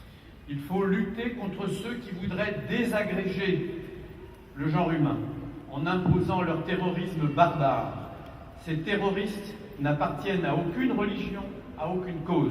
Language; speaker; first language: French; native; French